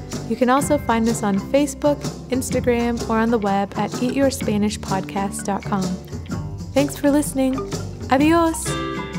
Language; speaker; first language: English; native; English